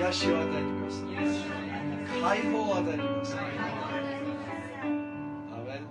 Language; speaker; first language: Japanese; non-native, fluent; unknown